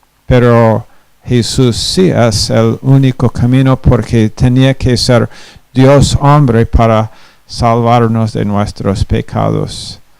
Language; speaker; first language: Spanish; non-native, fluent; English